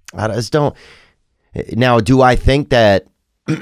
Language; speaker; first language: English; native; English